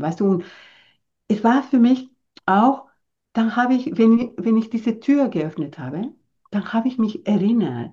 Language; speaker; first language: German; non-native, fluent; Spanish